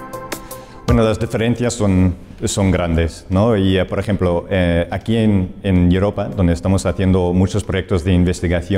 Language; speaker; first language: Spanish; non-native, fluent; English